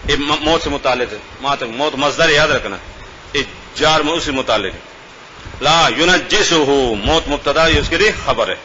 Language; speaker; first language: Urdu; non-native, local second language; Baluchi